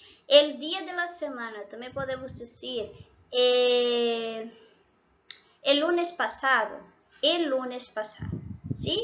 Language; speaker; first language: Spanish; non-native, fluent; Portuguese